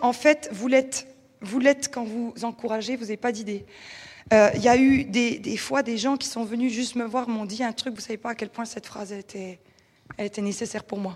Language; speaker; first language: French; native; French